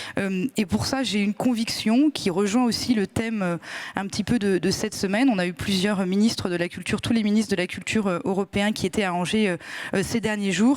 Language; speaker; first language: French; native; French